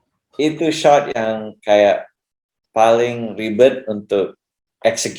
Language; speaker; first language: Indonesian; early bilingual, heritage; English